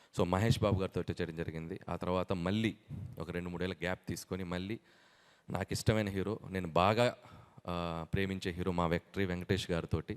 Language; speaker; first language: Telugu; native; Telugu